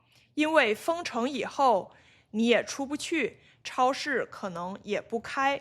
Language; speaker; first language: Chinese; native; Chinese